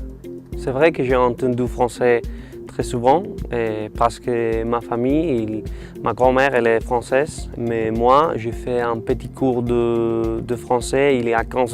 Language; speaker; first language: French; non-native, learner; Spanish